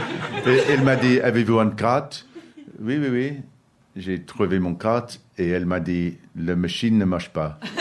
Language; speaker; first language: French; non-native, learner; English